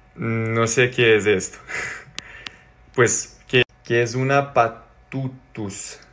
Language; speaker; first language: Spanish; non-native, learner; Serbian